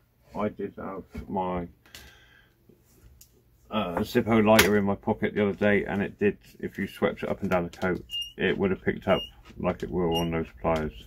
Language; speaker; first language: English; native; English